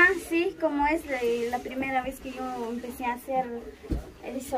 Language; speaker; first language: Spanish; non-native, local second language; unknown